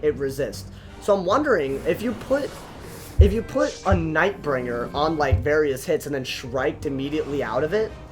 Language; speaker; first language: English; native; English